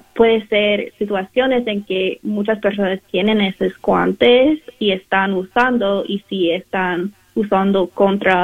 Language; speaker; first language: Spanish; non-native, learner; English